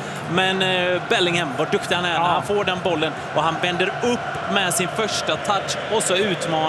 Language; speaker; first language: Swedish; native; Swedish